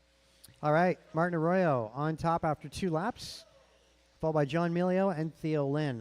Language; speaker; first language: English; native; English